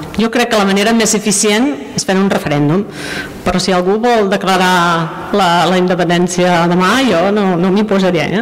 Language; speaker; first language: Catalan; non-native, fluent; English